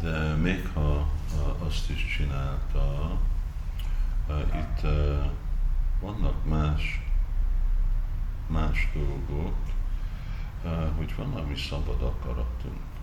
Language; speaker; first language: Hungarian; early bilingual, heritage; Hungarian